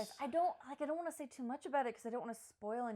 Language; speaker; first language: English; native; English